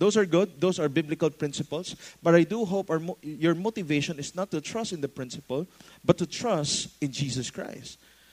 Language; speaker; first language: English; non-native, local second language; Filipino